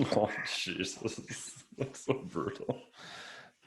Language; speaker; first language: English; native; English